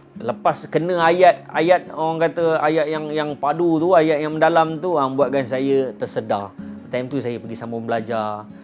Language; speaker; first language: Malay; native; Malay